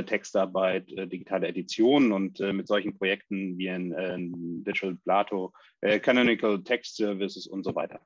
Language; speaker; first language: German; native; German